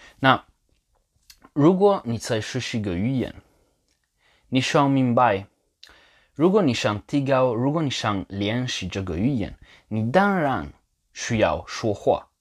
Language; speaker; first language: Chinese; non-native, fluent; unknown